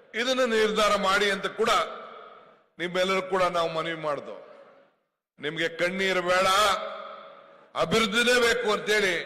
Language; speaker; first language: Kannada; native; Kannada